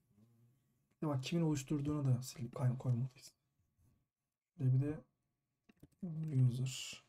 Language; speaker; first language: Turkish; native; Turkish